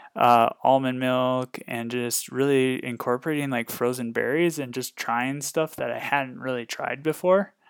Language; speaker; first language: English; native; English